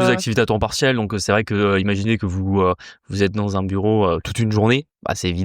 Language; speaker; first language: French; native; French